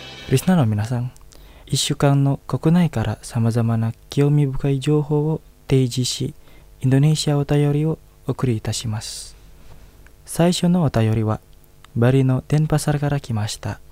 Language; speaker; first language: Japanese; non-native, fluent; Indonesian